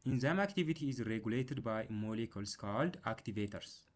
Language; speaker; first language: English; non-native, local second language; Amharic